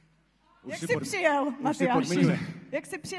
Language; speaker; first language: Czech; native; Czech